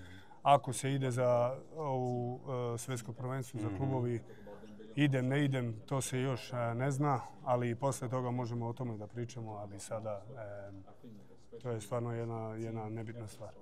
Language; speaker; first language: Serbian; early bilingual, heritage; German